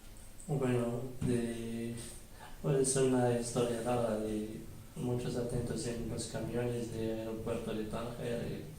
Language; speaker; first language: Spanish; early bilingual, other home language; Arabic